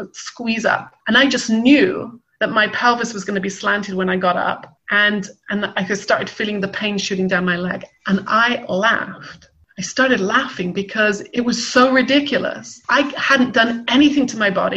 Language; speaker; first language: English; native; English